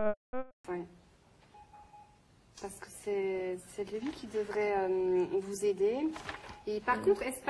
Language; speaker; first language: French; native; French